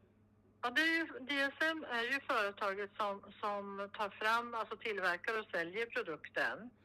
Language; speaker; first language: Swedish; native; Swedish